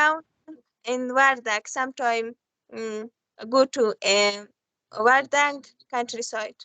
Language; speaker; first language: English; non-native, learner; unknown